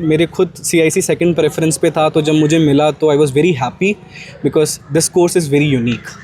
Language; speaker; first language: Hindi; native; Hindi